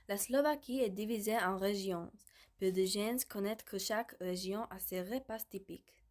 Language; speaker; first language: French; non-native, learner; Slovak